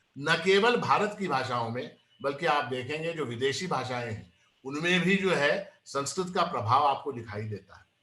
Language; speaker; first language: Hindi; non-native, local second language; Kannada